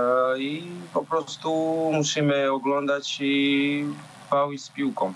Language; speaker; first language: Polish; non-native, learner; Georgian